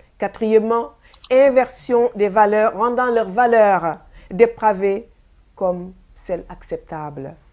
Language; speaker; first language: French; non-native, local second language; Wolof